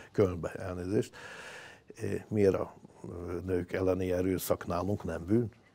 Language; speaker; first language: Hungarian; native; Hungarian